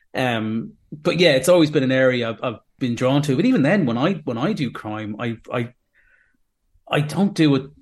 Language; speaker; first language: English; native; English